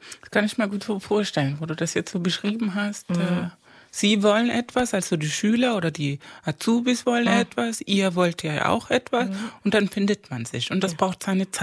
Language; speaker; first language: German; non-native, fluent; Spanish